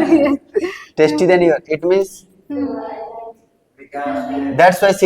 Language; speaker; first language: English; non-native, local second language; Hindi